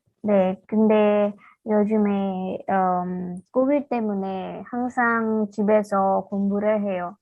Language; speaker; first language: Korean; non-native, learner; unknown